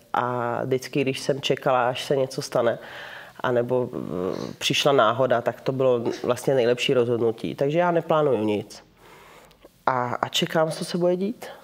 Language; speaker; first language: Czech; early bilingual, heritage; Czech